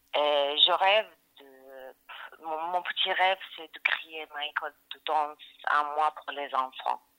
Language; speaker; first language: French; non-native, fluent; Arabic